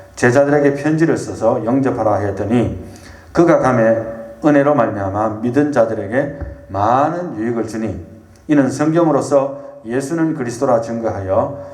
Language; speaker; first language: Korean; native; Korean